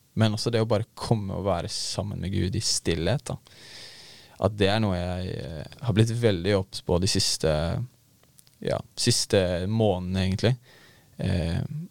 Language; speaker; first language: Norwegian; native; Norwegian